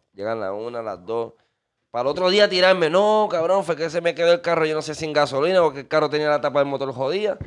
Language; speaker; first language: Spanish; native; Spanish